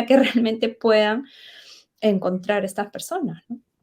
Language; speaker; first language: Spanish; native; Spanish